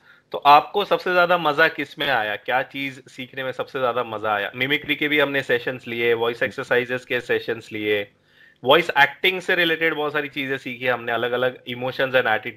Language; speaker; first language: Hindi; native; Hindi